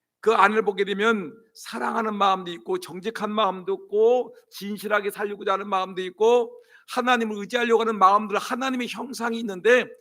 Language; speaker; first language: Korean; native; Korean